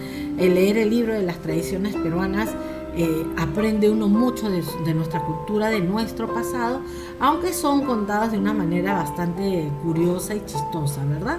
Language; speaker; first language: Spanish; native; Spanish